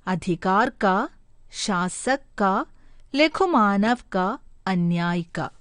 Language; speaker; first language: Hindi; non-native, local second language; Malayalam